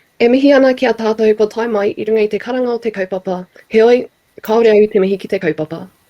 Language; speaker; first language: Māori; native; Māori